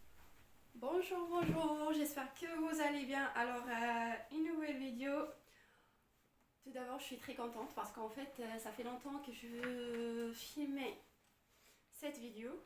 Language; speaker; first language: French; non-native, fluent; Arabic